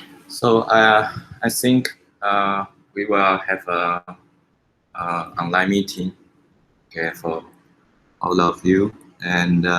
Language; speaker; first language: English; non-native, fluent; Chinese